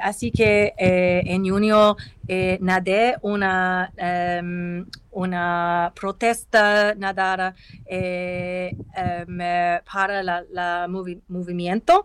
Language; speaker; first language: Spanish; non-native, learner; English